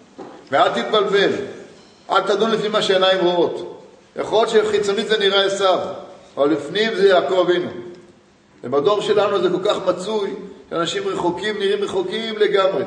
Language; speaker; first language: Hebrew; native; Hebrew